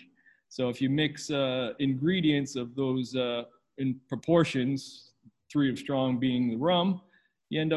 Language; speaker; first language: English; native; English